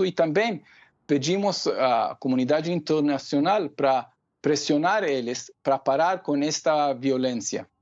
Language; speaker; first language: Portuguese; non-native, fluent; Hebrew